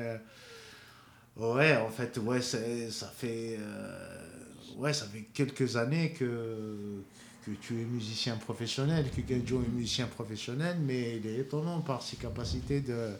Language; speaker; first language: French; non-native, local second language; Kabyle